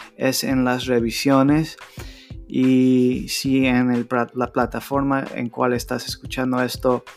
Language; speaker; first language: Spanish; early bilingual, heritage; Spanish